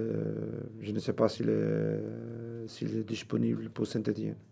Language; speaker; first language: French; non-native, learner; Portuguese